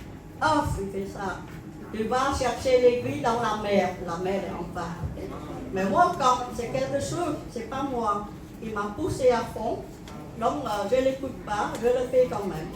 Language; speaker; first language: French; non-native, fluent; Khmer